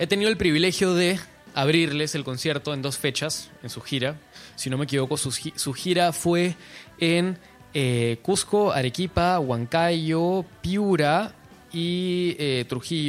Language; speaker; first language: Spanish; native; Spanish